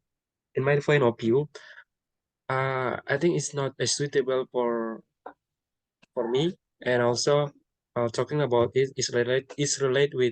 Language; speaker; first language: English; non-native, learner; Indonesian